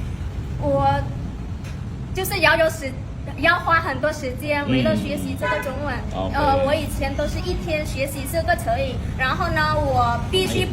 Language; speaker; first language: Chinese; non-native, fluent; Khmer